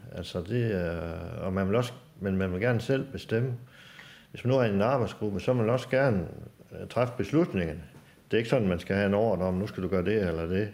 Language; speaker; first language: Danish; native; Danish